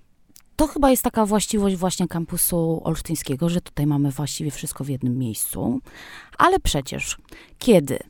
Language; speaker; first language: Polish; native; Polish